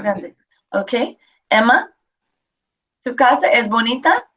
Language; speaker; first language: Spanish; non-native, fluent; English